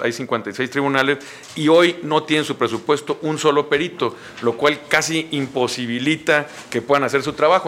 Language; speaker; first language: Spanish; native; Spanish